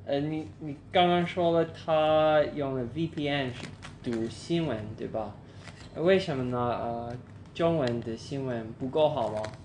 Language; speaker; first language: Chinese; non-native, fluent; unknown